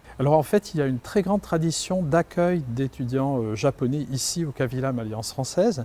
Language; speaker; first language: French; native; French